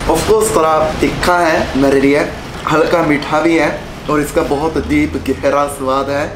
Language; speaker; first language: Hindi; non-native, fluent; Japanese